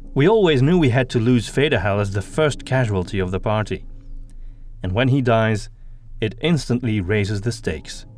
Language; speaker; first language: English; non-native, fluent; Dutch